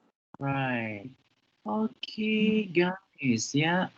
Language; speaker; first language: English; non-native, fluent; Indonesian